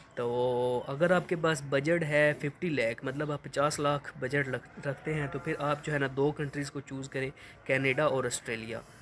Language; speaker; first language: Urdu; non-native, local second language; Punjabi